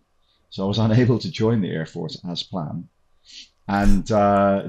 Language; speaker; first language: English; native; English